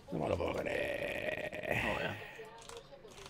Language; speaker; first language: Spanish; native; Spanish